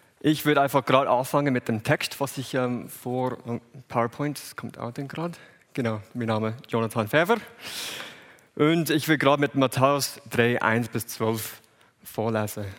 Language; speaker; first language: German; non-native, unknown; English